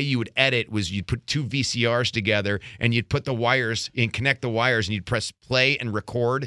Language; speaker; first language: English; native; English